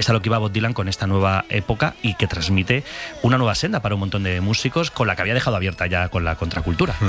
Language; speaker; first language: Spanish; native; Spanish